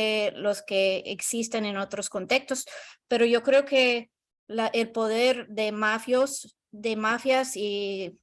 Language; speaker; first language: Spanish; non-native, learner; English